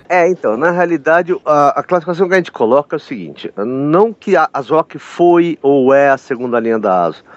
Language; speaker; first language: Portuguese; native; Portuguese